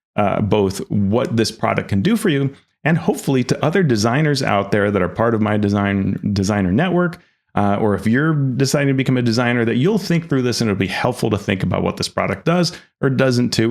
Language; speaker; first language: English; native; English